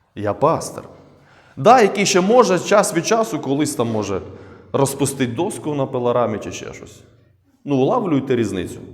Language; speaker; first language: Ukrainian; non-native, local second language; Russian